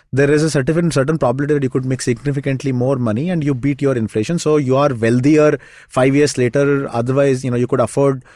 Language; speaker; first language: English; non-native, local second language; Kannada